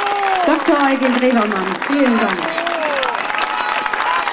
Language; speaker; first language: German; native; German